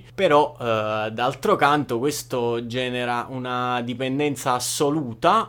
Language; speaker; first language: Italian; native; Italian